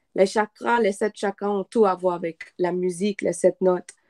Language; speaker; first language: French; non-native, local second language; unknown